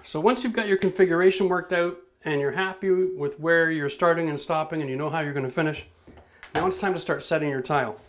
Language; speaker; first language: English; native; English